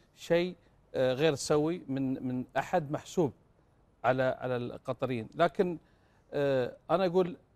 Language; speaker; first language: Arabic; native; Arabic